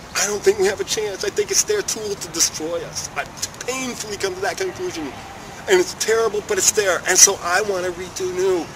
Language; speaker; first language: English; native; English